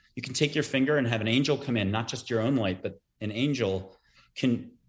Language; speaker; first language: English; native; English